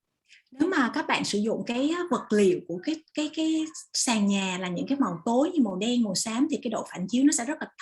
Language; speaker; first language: Vietnamese; native; Vietnamese